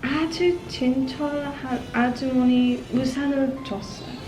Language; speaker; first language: Korean; non-native, learner; English